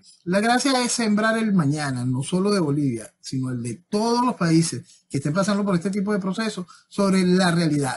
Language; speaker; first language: Spanish; native; Spanish